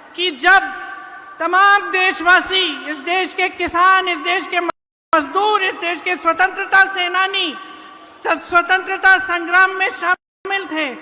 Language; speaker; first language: Hindi; native; Hindi